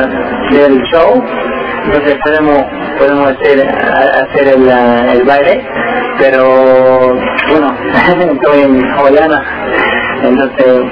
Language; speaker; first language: Spanish; early bilingual, heritage; Spanish